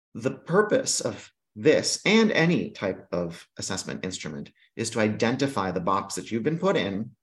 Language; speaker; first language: English; early bilingual, other home language; Greek